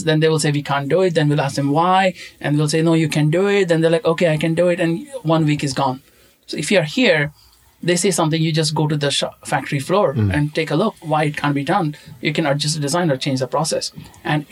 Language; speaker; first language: English; non-native, local second language; Konkani